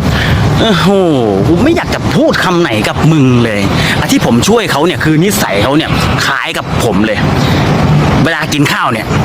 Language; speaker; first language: Thai; native; Thai